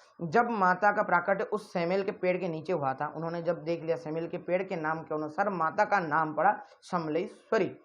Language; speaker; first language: Hindi; non-native, local second language; Odia